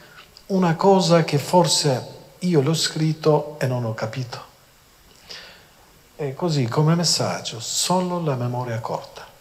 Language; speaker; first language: Italian; non-native, fluent; Albanian